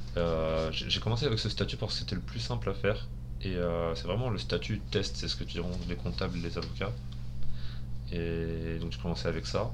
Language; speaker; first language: French; early bilingual, other home language; Spanish